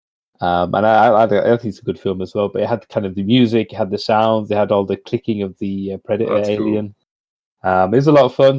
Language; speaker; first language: English; native; English